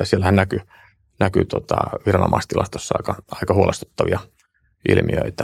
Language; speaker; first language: Finnish; native; Finnish